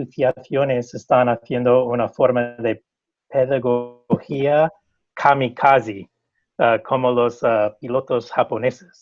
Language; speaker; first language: Spanish; non-native, fluent; English